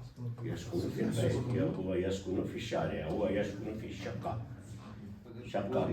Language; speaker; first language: Arabic; non-native, fluent; Kashmiri